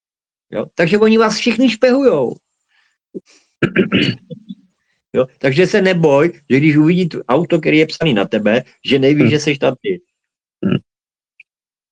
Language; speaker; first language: Czech; native; Czech